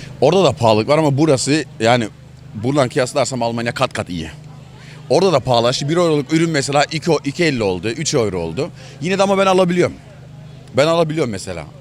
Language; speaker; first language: Turkish; native; Turkish